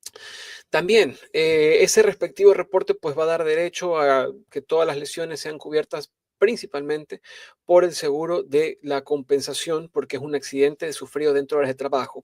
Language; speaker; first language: Spanish; native; Spanish